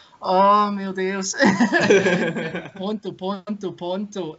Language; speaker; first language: Portuguese; non-native, learner; English